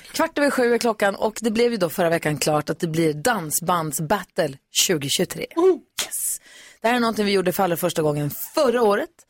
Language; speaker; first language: Swedish; native; Swedish